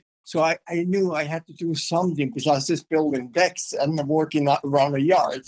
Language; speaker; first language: English; non-native, fluent; Finnish